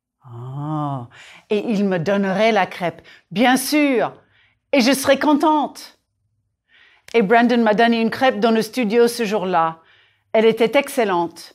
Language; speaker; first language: French; native; French